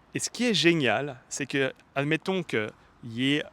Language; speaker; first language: French; native; French